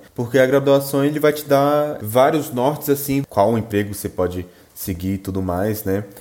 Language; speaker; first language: Portuguese; native; Portuguese